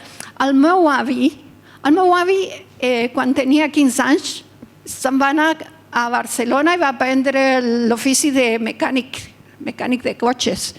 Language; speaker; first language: Catalan; early bilingual, heritage; Catalan